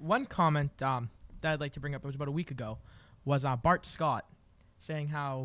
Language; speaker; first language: English; native; English